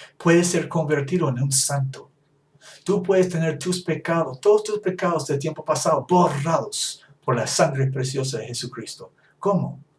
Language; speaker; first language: Spanish; non-native, fluent; English